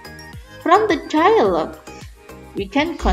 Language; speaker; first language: English; non-native, fluent; Indonesian